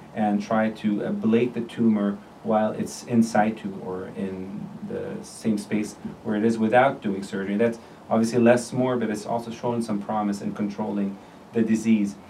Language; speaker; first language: English; non-native, fluent; Arabic